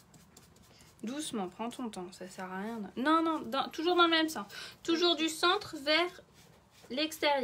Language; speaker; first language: French; native; French